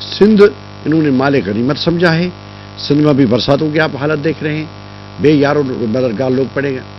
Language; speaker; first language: Urdu; non-native, local second language; Sindhi